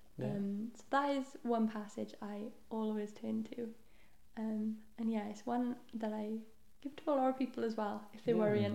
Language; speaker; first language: English; non-native, local second language; Welsh